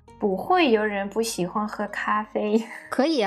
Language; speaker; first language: Chinese; non-native, fluent; Russian